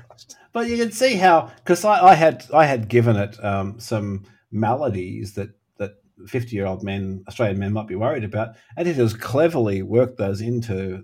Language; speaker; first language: English; native; English